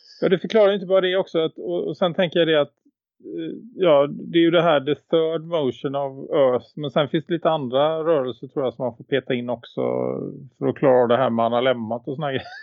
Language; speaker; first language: Swedish; native; Swedish